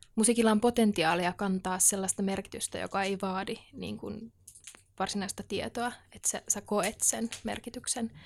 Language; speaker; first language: Finnish; native; Finnish